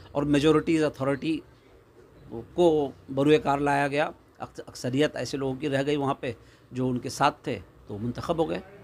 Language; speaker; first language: Hindi; native; Hindi